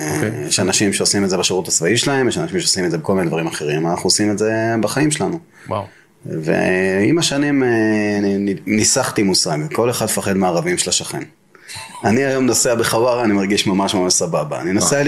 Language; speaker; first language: Hebrew; native; Hebrew